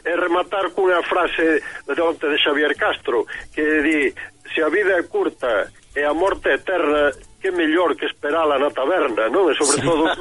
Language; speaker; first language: Galician; native; Galician